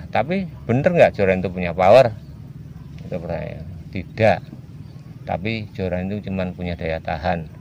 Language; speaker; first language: Indonesian; non-native, local second language; Javanese